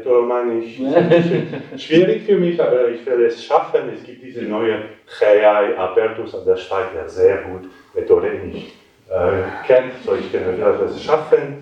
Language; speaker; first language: German; non-native, local second language; Italian